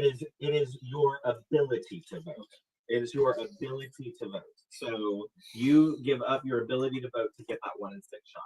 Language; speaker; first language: English; native; English